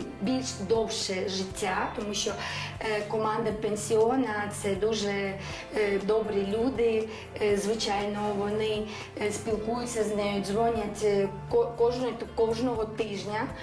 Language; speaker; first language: Ukrainian; non-native, local second language; Russian